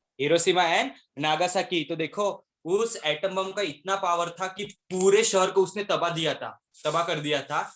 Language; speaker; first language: Hindi; non-native, local second language; Marathi